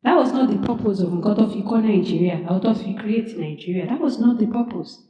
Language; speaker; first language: English; non-native, local second language; Yoruba